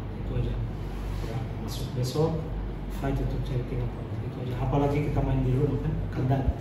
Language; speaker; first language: Indonesian; non-native, fluent; Portuguese